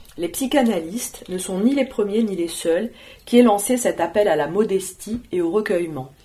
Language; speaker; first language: French; native; French